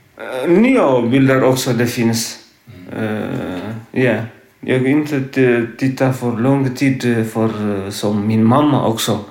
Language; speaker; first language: Swedish; non-native, learner; Tigrinya